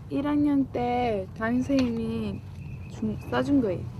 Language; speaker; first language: Korean; early bilingual, other home language; Italian